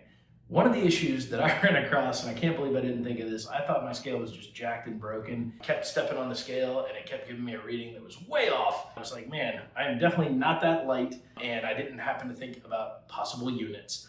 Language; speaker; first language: English; native; English